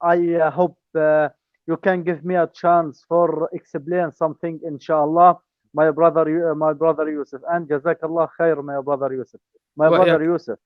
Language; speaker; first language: English; non-native, learner; Arabic